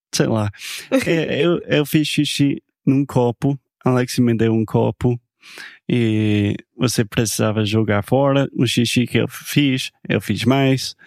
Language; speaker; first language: Portuguese; non-native, fluent; English